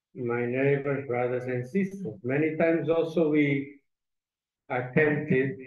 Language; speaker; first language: English; non-native, fluent; Portuguese